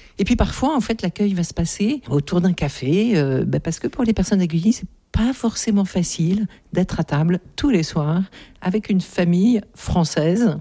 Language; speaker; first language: French; native; French